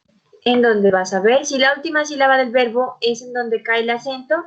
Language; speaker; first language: Spanish; native; Spanish